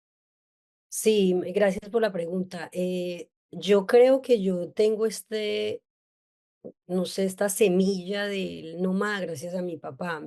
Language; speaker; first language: Spanish; native; Spanish